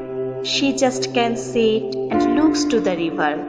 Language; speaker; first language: English; non-native, local second language; Bangla